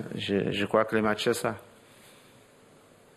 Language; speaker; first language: French; non-native, learner; Portuguese